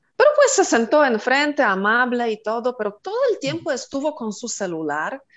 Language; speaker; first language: Spanish; non-native, fluent; Polish